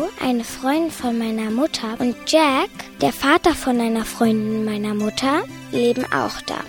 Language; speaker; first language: German; native; German